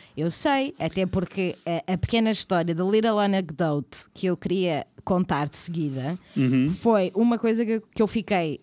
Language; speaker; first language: Portuguese; native; Portuguese